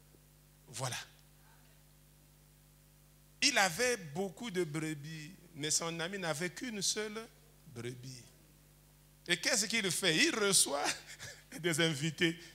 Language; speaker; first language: French; native; French